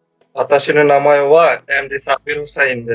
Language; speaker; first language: Japanese; non-native, learner; Bangla